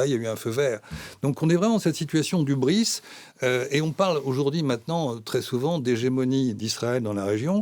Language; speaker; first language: French; native; French